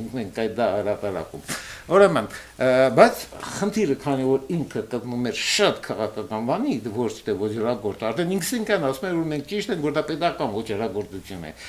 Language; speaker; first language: Armenian; early bilingual, heritage; Armenian